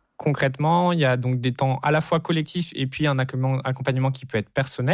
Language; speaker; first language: French; native; French